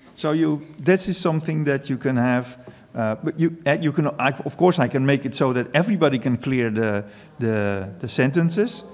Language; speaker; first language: English; non-native, fluent; Dutch